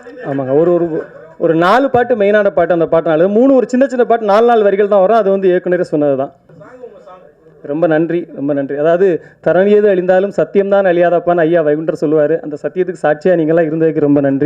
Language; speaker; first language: Tamil; native; Tamil